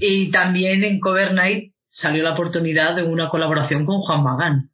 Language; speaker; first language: Spanish; native; Spanish